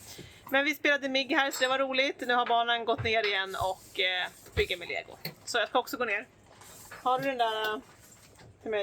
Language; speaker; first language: Swedish; native; Swedish